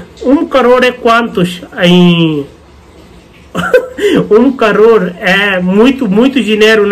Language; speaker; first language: Portuguese; non-native, fluent; Hindi